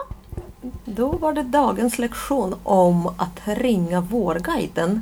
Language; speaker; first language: Swedish; non-native, fluent; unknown